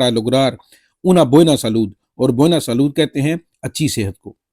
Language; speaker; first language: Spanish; non-native, fluent; Urdu